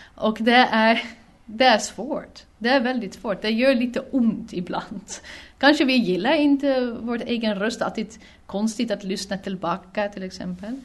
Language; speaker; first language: Swedish; non-native, fluent; Dutch